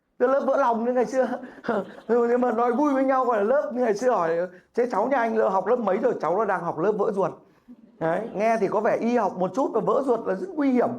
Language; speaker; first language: Vietnamese; native; Vietnamese